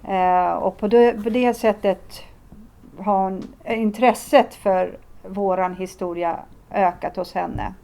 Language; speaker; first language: Swedish; early bilingual, other home language; Assyrian Neo-Aramaic